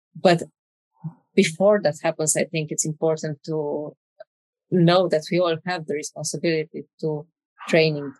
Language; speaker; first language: English; non-native, fluent; Romanian